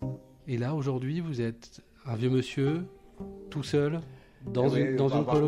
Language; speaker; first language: French; native; French